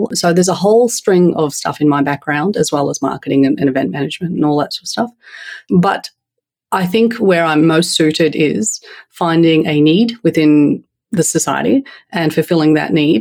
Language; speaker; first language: English; native; English